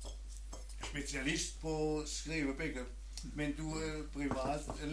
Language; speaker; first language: Danish; non-native, learner; German